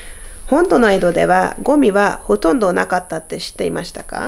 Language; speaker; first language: Japanese; non-native, fluent; Hungarian